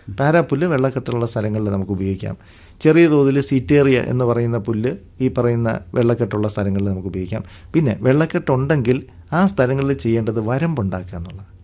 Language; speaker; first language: Malayalam; native; Malayalam